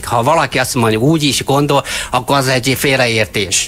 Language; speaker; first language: Hungarian; non-native, learner; Chinese